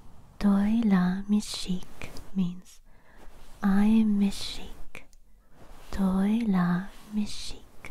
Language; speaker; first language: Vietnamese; non-native, learner; English